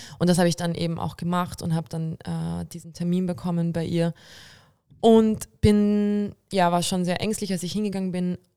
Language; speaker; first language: German; early bilingual, other home language; Bulgarian